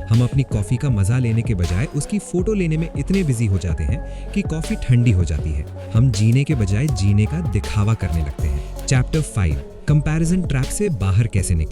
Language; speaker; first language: Hindi; native; Hindi